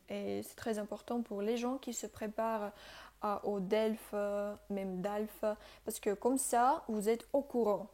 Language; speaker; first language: French; non-native, fluent; Russian